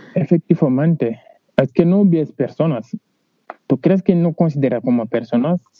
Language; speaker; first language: Spanish; non-native, learner; Wolof